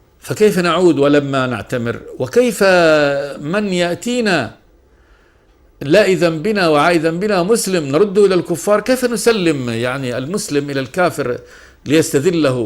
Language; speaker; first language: Arabic; native; Arabic